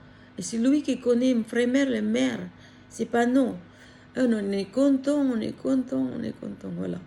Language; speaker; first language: French; non-native, learner; Filipino